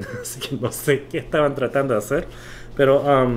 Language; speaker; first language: Spanish; non-native, fluent; Korean